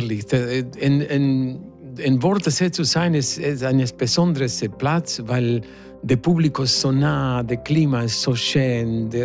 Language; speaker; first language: German; non-native, fluent; Spanish